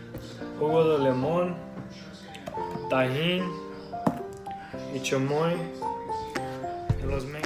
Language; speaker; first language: Spanish; non-native, learner; English